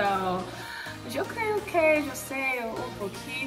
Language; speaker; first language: Spanish; non-native, learner; English